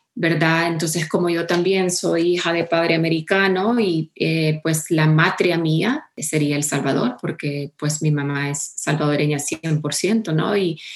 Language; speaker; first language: Spanish; early bilingual, heritage; Spanish